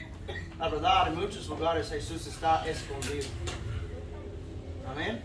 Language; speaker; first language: Spanish; non-native, fluent; English